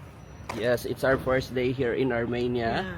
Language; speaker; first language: English; non-native, local second language; Filipino